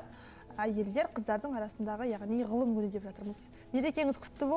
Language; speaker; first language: Kazakh; native; Kazakh